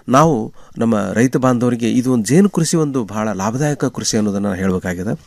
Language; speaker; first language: Kannada; native; Kannada